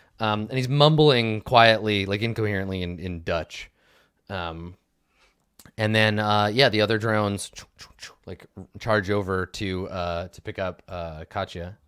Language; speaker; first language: English; native; English